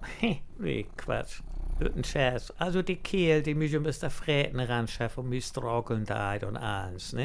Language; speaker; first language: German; native; German